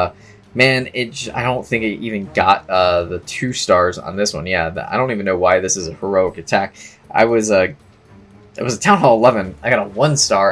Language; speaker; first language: English; native; English